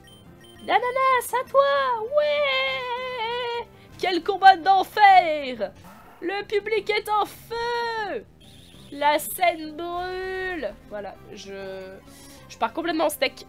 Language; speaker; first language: French; native; French